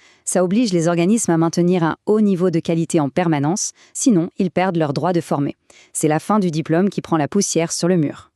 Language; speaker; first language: French; native; French